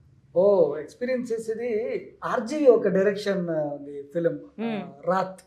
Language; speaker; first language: Telugu; non-native, learner; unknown